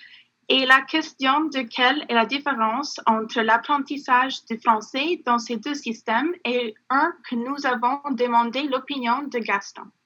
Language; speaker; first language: French; non-native, local second language; English